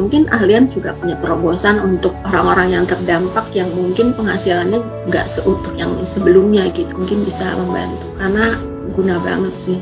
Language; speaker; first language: Indonesian; native; Indonesian